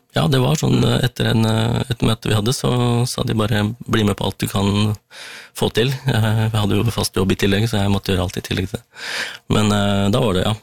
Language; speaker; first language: Norwegian; early bilingual, other home language; Tamil